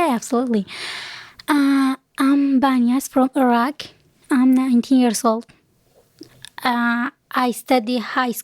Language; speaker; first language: English; non-native, learner; Kurdish